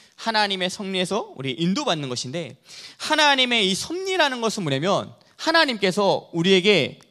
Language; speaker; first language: Korean; native; Korean